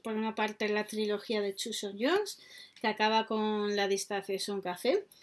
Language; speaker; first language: Spanish; native; Spanish